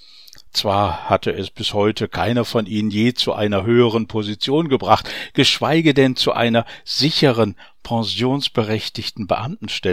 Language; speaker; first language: German; native; German